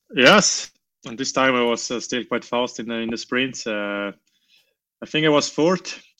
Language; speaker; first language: English; non-native, learner; Romansh